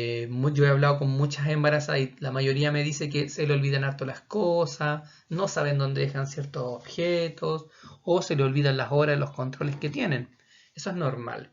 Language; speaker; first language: Spanish; native; Spanish